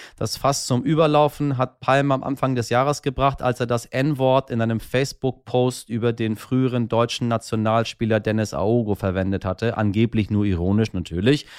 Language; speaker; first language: German; early bilingual, other home language; Persian